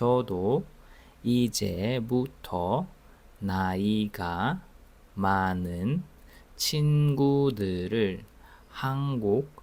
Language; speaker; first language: Korean; non-native, fluent; Russian